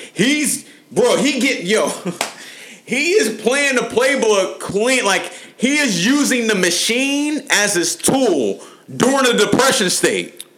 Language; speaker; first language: English; native; English